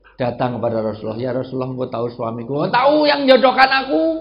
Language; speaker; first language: Indonesian; native; Indonesian